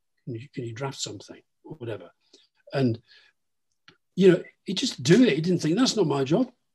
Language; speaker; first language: English; native; English